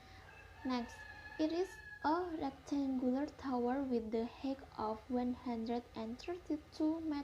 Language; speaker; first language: English; non-native, fluent; Indonesian